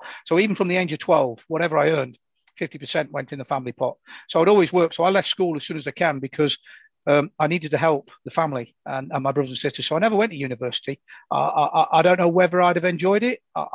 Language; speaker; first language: English; native; English